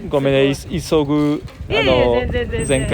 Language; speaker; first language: Japanese; non-native, fluent; French